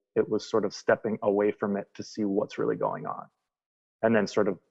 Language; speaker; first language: English; native; English